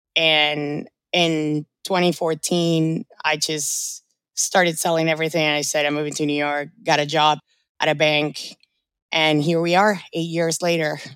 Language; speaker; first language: English; early bilingual, other home language; Spanish